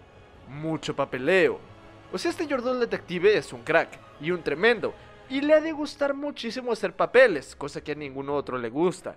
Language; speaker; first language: Spanish; native; Spanish